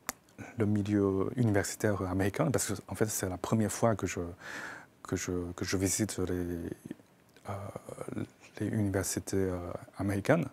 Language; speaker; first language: French; non-native, fluent; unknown